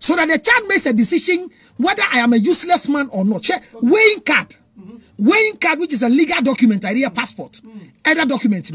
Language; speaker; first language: English; non-native, local second language; Akan